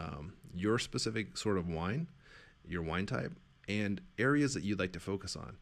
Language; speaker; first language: English; native; English